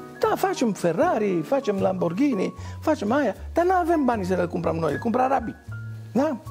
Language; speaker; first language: Romanian; non-native, fluent; Italian